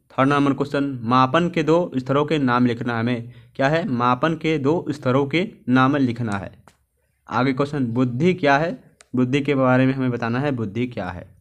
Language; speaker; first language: Hindi; native; Hindi